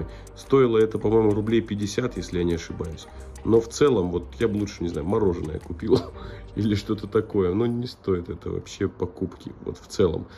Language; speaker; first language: Russian; native; Russian